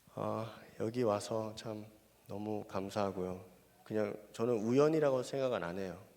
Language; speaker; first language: Korean; non-native, fluent; Spanish